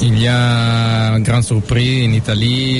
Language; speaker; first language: French; non-native, fluent; Italian